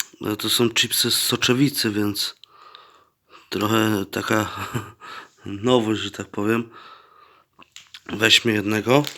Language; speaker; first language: Polish; native; Polish